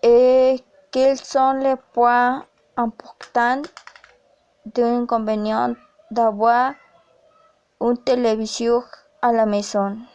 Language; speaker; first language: French; non-native, learner; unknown